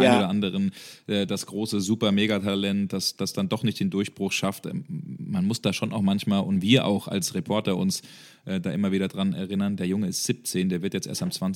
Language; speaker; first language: German; native; German